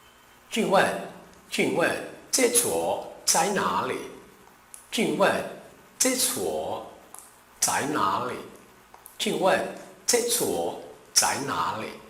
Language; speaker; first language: Chinese; non-native, learner; Portuguese